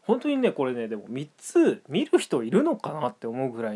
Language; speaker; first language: Japanese; native; Japanese